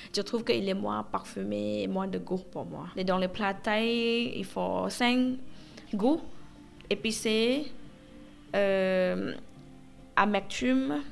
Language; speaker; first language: French; non-native, learner; Thai